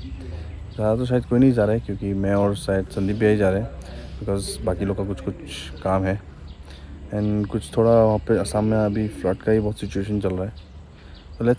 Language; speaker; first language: Hindi; non-native, local second language; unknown